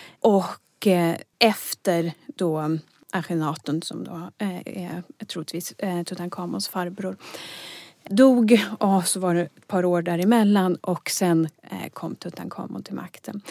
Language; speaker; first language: Swedish; native; Swedish